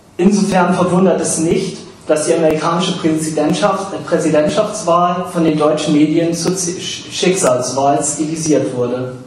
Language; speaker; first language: German; early bilingual, other home language; English